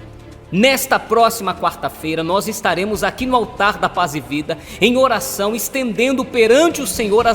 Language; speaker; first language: Portuguese; native; Portuguese